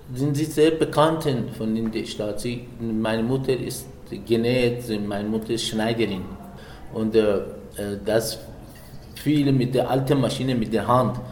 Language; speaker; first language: German; non-native, learner; Persian